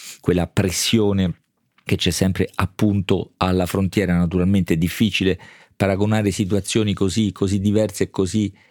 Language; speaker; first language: Italian; native; Italian